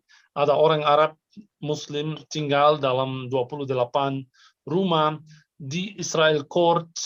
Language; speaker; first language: Indonesian; non-native, fluent; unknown